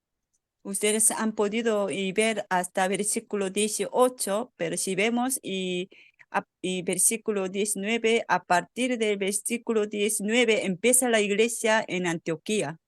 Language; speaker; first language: Spanish; non-native, fluent; Korean